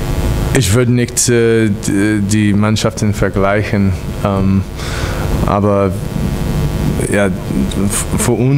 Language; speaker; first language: German; non-native, fluent; English